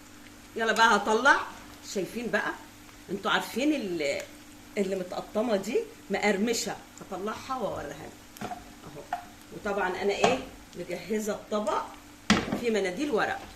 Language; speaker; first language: Arabic; native; Arabic